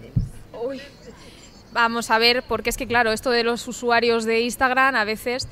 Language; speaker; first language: Spanish; native; Spanish